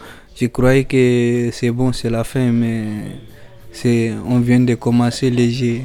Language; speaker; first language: French; non-native, fluent; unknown